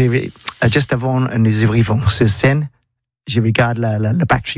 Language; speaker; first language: French; non-native, learner; English